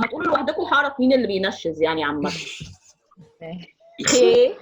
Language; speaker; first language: Arabic; native; Arabic